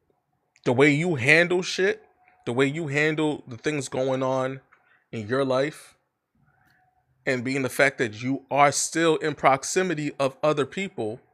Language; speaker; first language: English; native; English